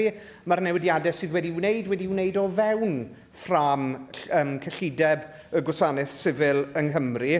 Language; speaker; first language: Welsh; native; Welsh